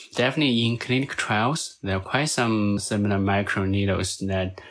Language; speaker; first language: English; non-native, fluent; Chinese